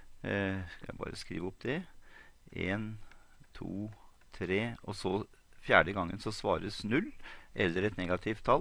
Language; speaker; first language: Norwegian; native; Norwegian